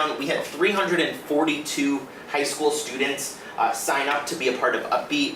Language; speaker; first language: English; native; English